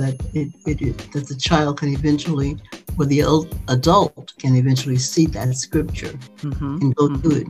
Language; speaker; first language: English; native; English